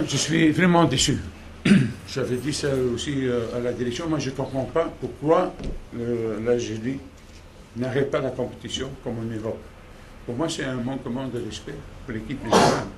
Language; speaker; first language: French; non-native, local second language; Dutch